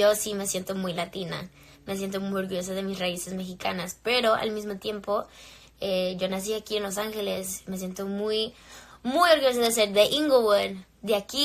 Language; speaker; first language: Spanish; early bilingual, heritage; English